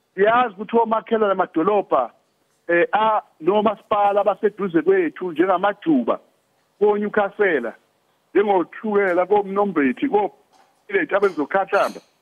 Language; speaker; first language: Zulu; native; Zulu